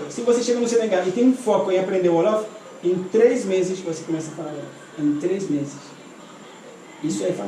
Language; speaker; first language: Portuguese; non-native, fluent; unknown